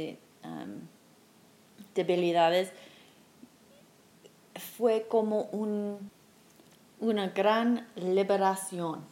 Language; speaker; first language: Spanish; non-native, learner; English